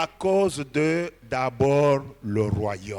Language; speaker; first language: French; non-native, local second language; Lingala